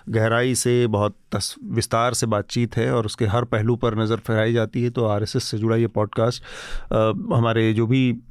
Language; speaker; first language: Hindi; native; Hindi